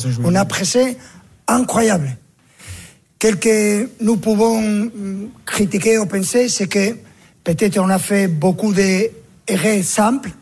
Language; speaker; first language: French; non-native, learner; Spanish